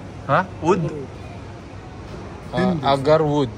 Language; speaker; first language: English; non-native, local second language; Filipino